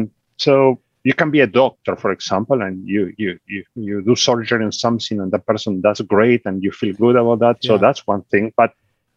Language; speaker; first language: English; non-native, fluent; Spanish